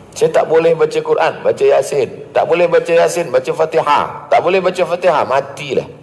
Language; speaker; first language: Malay; native; Malay